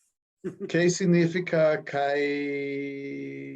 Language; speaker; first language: Spanish; non-native, learner; English